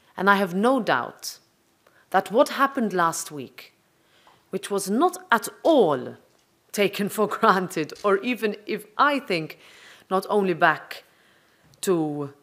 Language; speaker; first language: English; non-native, local second language; Maltese